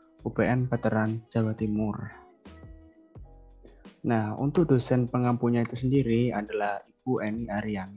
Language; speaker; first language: Indonesian; native; Indonesian